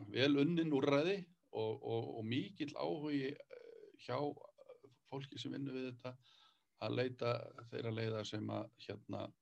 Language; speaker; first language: Icelandic; native; Icelandic